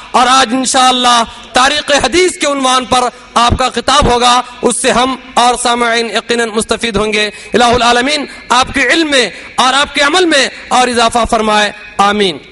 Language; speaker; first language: Urdu; native; Urdu